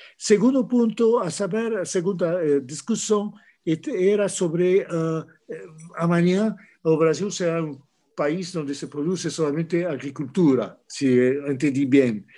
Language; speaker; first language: Portuguese; non-native, fluent; French